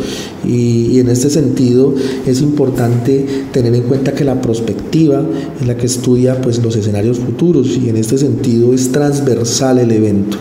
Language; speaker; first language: Spanish; native; Spanish